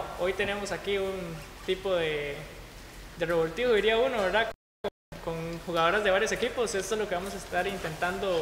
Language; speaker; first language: Spanish; native; Spanish